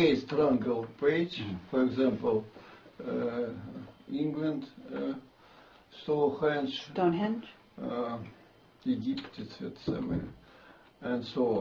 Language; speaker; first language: English; non-native, learner; Russian